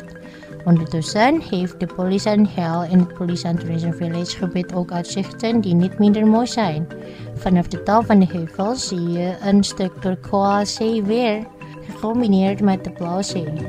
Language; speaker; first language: Dutch; non-native, local second language; Indonesian